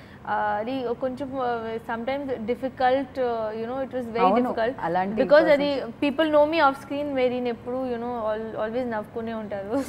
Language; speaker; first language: Telugu; non-native, learner; Hindi